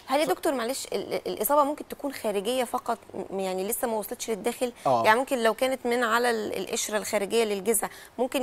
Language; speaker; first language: Arabic; native; Arabic